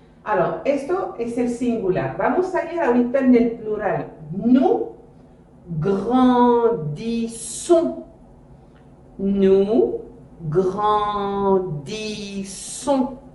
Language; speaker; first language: Spanish; non-native, fluent; French